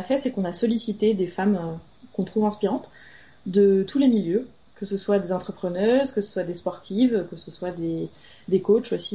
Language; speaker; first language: French; native; French